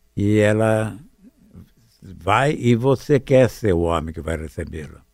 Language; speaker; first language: Portuguese; native; Portuguese